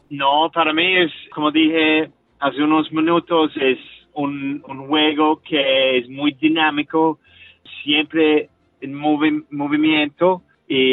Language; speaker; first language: Spanish; non-native, learner; English